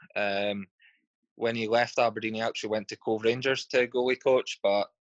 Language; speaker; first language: English; native; English